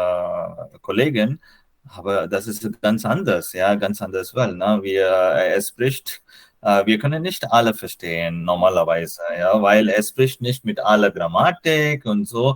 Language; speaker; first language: German; non-native, learner; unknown